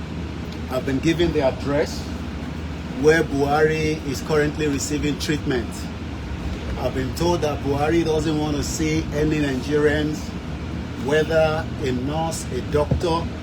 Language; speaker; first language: English; non-native, local second language; Yoruba